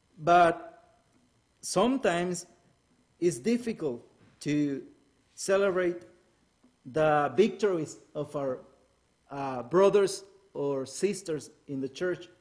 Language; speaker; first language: English; non-native, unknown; Spanish